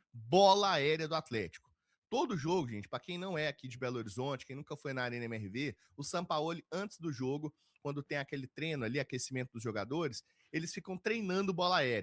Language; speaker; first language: Portuguese; native; Portuguese